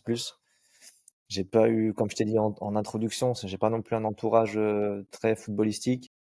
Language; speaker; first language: French; native; French